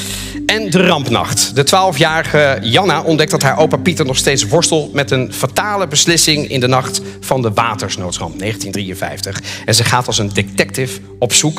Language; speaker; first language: Dutch; native; Dutch